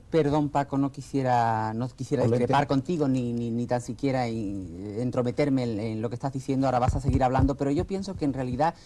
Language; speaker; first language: Spanish; early bilingual, other home language; Arabic